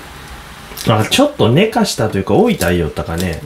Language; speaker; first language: Japanese; native; Japanese